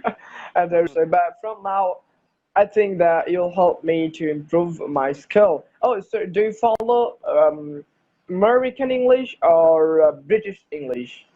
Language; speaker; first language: English; non-native, learner; Bangla